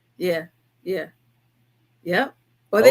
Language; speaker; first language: English; native; English